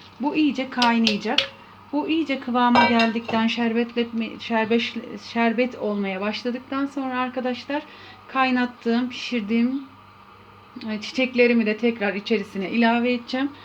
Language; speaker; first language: Turkish; native; Turkish